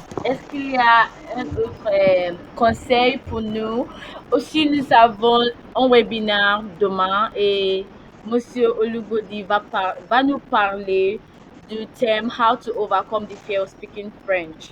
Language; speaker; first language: French; non-native, learner; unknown